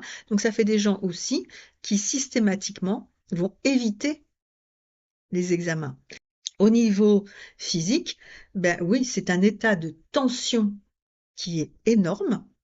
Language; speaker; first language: French; native; French